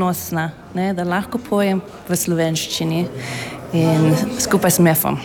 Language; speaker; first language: Slovenian; non-native, learner; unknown